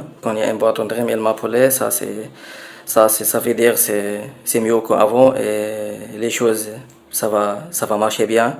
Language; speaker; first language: French; non-native, learner; Arabic